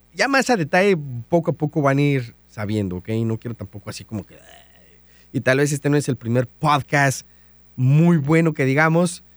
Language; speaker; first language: Spanish; native; Spanish